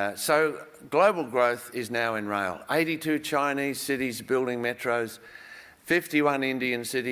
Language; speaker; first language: English; native; English